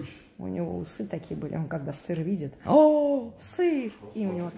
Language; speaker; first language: Russian; native; Russian